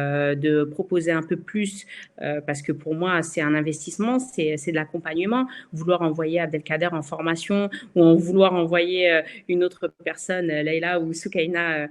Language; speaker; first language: French; native; French